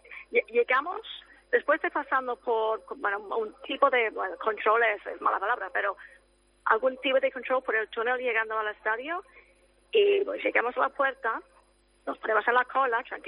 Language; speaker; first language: Spanish; non-native, fluent; English